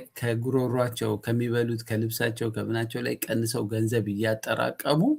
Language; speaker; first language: Amharic; native; Amharic